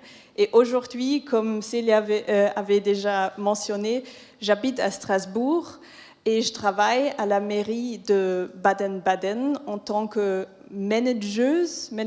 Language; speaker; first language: French; non-native, fluent; German